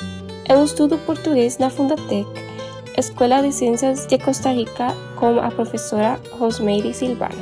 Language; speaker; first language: Portuguese; non-native, learner; Spanish